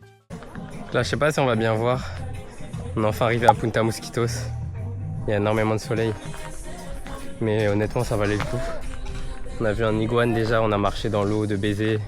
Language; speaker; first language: French; native; French